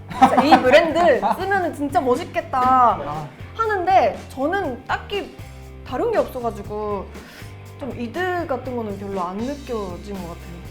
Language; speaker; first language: Korean; non-native, fluent; Japanese